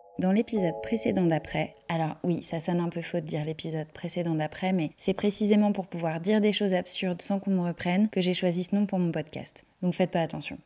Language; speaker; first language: French; native; French